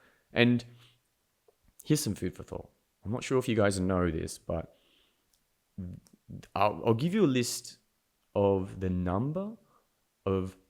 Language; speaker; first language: English; native; English